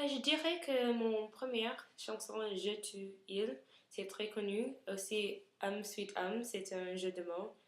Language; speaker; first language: French; non-native, learner; English